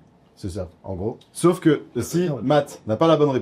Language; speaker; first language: French; native; French